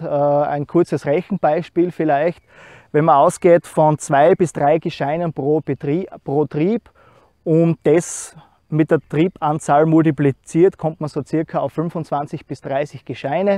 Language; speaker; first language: German; native; German